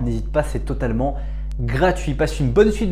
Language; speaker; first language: French; native; French